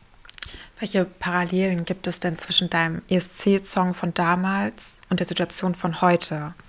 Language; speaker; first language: German; native; German